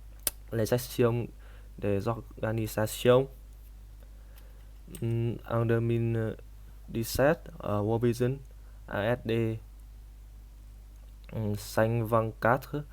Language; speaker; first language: French; non-native, learner; Vietnamese